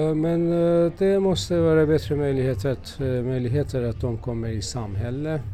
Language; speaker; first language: Swedish; non-native, fluent; Persian